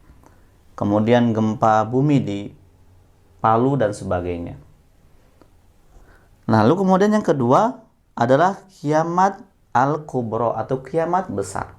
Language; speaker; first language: Indonesian; native; Indonesian